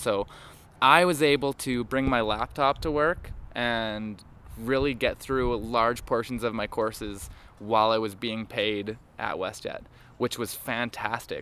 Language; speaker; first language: English; native; English